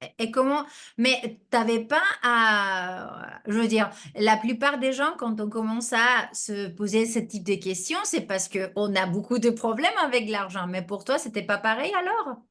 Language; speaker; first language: French; non-native, fluent; Spanish